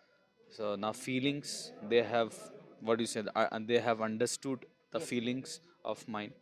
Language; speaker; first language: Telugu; non-native, local second language; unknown